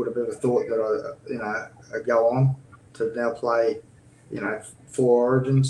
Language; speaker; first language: English; native; English